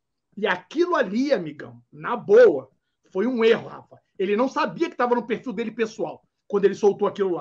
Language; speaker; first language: Portuguese; native; Portuguese